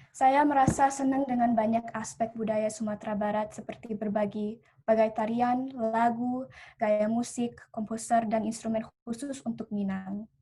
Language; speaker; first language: Indonesian; early bilingual, heritage; Indonesian